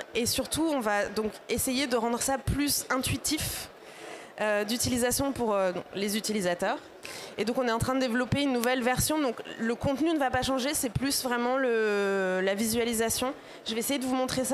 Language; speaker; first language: French; native; French